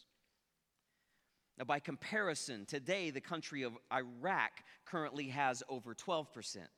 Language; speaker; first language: English; native; English